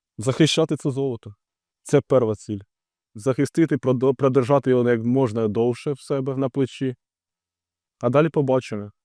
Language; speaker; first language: Ukrainian; non-native, local second language; Russian